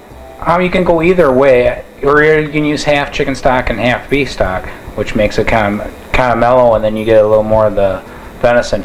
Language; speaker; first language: English; native; English